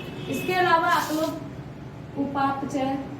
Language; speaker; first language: Hindi; native; Hindi